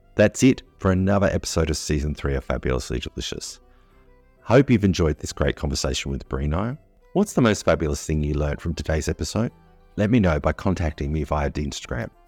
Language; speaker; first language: English; native; English